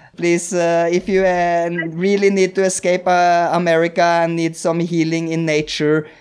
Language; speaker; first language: English; non-native, fluent; Norwegian